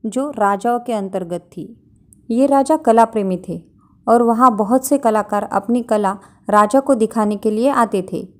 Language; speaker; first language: Hindi; non-native, local second language; Marathi